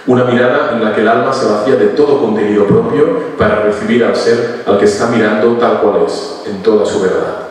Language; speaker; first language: Spanish; non-native, local second language; Catalan